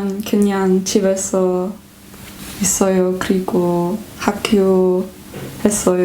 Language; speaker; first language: Korean; non-native, learner; German